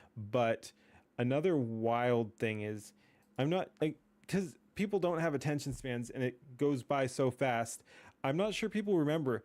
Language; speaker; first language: English; native; English